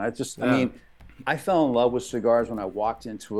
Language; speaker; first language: English; native; English